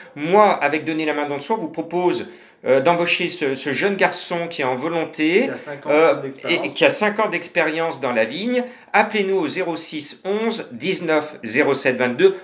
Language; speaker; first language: French; native; French